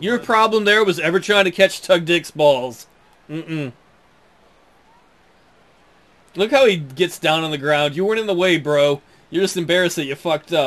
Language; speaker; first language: English; native; English